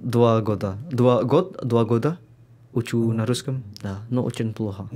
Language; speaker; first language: Russian; non-native, learner; Indonesian